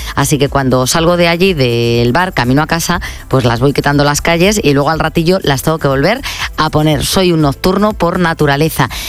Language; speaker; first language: Spanish; native; Spanish